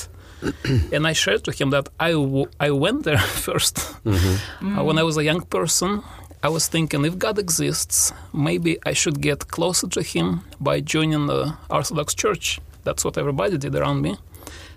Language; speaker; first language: English; non-native, fluent; Russian